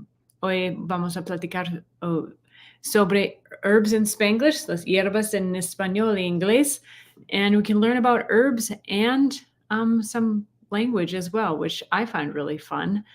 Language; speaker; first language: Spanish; non-native, fluent; English